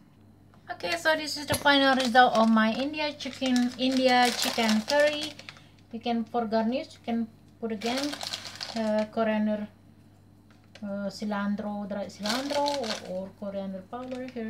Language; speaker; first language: English; non-native, learner; Indonesian